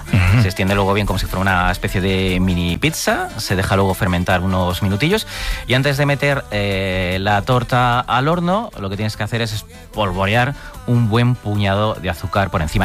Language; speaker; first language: Spanish; native; Spanish